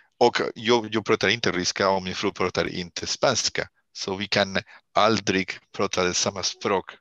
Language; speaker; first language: Swedish; non-native, learner; Spanish